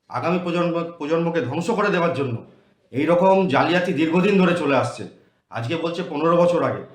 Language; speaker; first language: Bangla; native; Bangla